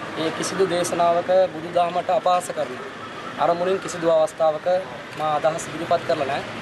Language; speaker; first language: Sinhala; non-native, local second language; Tamil